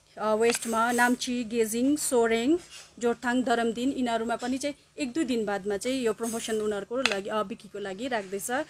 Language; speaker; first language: Nepali; native; Nepali